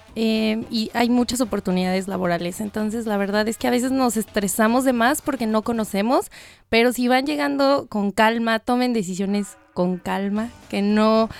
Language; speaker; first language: Spanish; native; Spanish